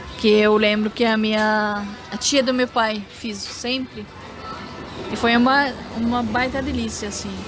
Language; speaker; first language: Portuguese; non-native, fluent; Arabic